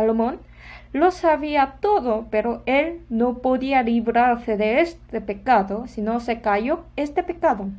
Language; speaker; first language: Spanish; non-native, fluent; Korean